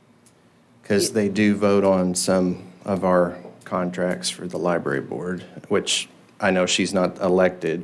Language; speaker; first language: English; native; English